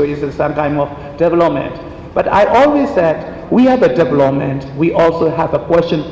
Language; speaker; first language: English; non-native, fluent; Burmese